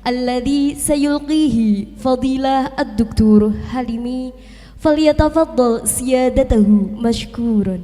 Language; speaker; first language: Arabic; non-native, learner; Indonesian